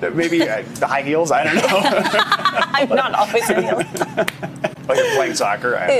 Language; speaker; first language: English; native; English